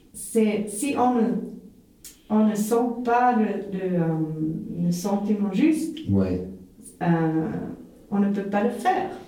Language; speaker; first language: French; non-native, fluent; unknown